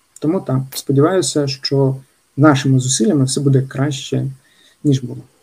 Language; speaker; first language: Ukrainian; native; Ukrainian